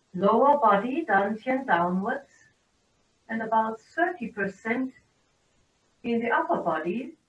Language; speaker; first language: English; non-native, fluent; German